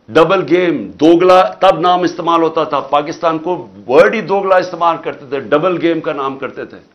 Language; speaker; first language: Urdu; native; Urdu